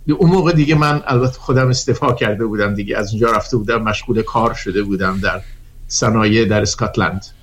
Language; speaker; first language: Persian; native; Persian